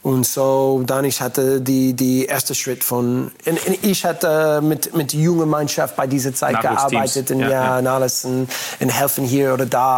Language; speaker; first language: German; non-native, learner; English